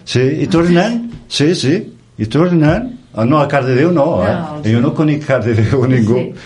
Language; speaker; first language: Catalan; non-native, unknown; Riffian